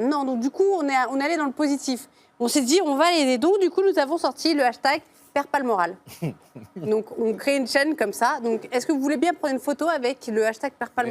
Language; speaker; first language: French; native; French